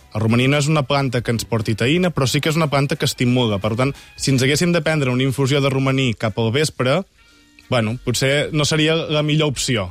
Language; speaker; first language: Catalan; native; Catalan